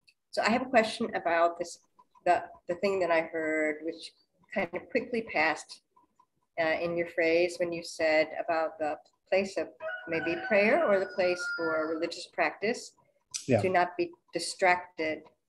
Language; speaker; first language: English; native; English